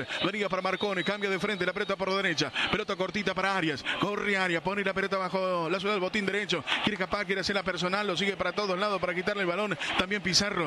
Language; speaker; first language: Spanish; native; Spanish